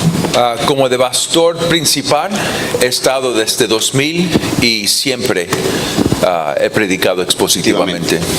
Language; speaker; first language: Spanish; non-native, fluent; English